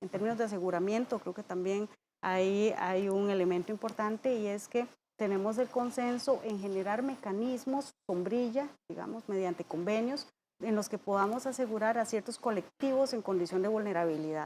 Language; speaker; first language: Spanish; native; Spanish